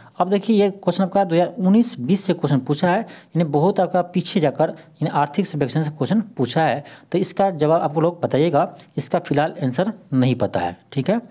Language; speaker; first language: Hindi; native; Hindi